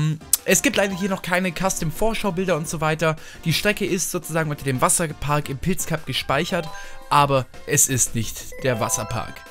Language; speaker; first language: German; native; German